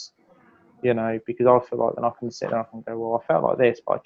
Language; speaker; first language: English; native; English